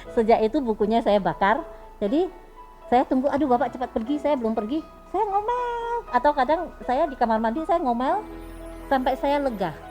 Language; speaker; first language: Indonesian; non-native, local second language; Hakka Chinese